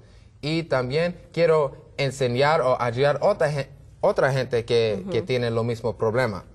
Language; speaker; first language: Spanish; non-native, learner; English